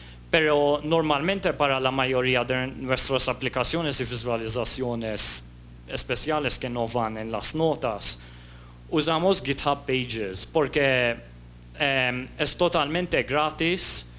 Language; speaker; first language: Spanish; non-native, fluent; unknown